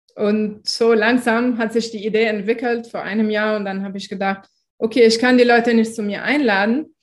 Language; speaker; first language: German; non-native, fluent; Arabic